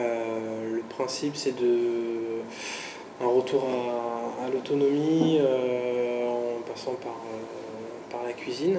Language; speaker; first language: French; native; French